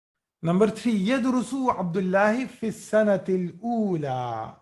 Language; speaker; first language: Arabic; non-native, fluent; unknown